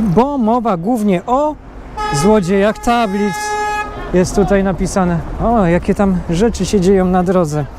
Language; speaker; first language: Polish; native; Polish